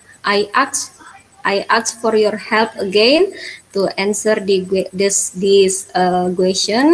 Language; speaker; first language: English; non-native, fluent; Indonesian